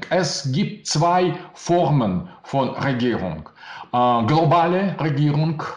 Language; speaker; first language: German; non-native, learner; Russian